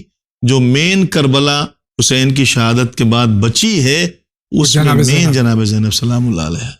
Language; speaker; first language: Urdu; native; Urdu